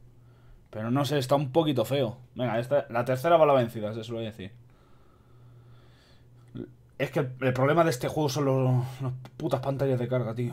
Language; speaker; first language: Spanish; native; Spanish